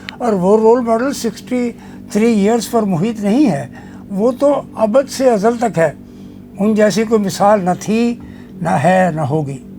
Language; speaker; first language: Urdu; non-native, local second language; Saraiki